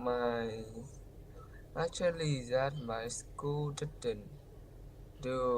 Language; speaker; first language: English; non-native, learner; Vietnamese